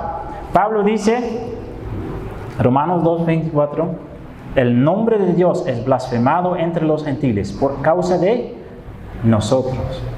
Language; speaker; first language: Spanish; non-native, fluent; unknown